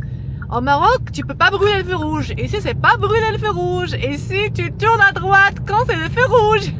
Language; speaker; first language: French; non-native, local second language; Arabic